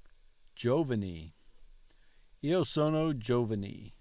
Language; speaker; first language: Italian; non-native, learner; English